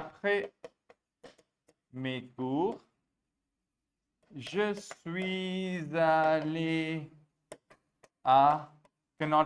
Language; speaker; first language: French; non-native, fluent; Hindi